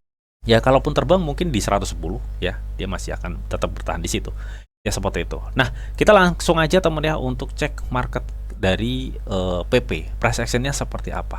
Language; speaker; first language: Indonesian; native; Indonesian